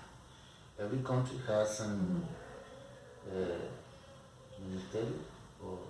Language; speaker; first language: English; non-native, learner; Spanish